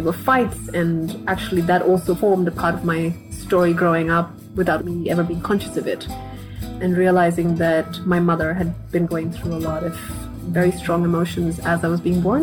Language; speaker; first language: English; non-native, local second language; Tamil